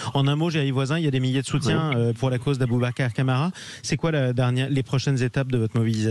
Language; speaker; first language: French; native; French